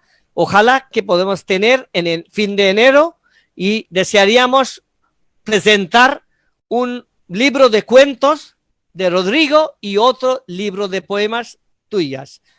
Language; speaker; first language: Spanish; non-native, fluent; Bangla